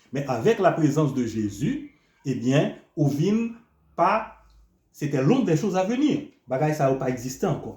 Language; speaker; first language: French; non-native, local second language; Haitian Creole